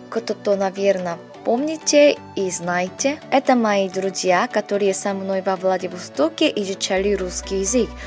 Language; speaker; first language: Russian; non-native, fluent; Korean